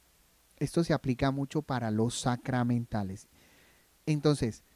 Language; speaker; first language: Spanish; native; Spanish